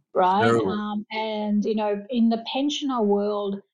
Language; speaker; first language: English; early bilingual, other home language; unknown